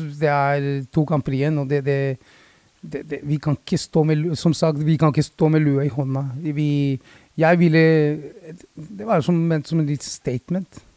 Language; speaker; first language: Norwegian; early bilingual, other home language; Spanish